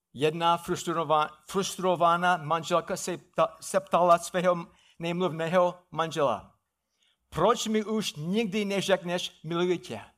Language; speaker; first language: Czech; non-native, fluent; English